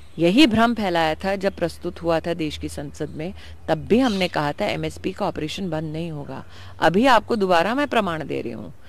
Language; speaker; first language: Hindi; native; Hindi